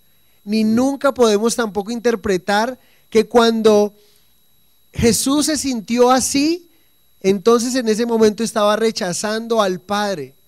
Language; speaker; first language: Spanish; native; Spanish